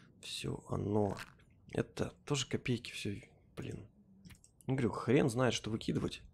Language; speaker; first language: Russian; native; Russian